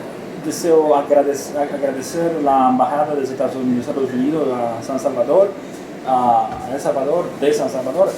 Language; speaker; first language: Spanish; non-native, learner; Romanian